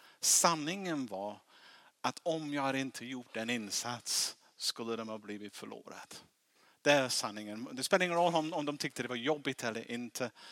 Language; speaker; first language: Swedish; non-native, fluent; English